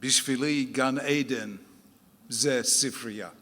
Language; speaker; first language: Hebrew; non-native, learner; English